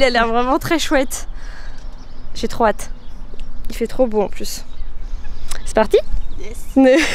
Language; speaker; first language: French; native; French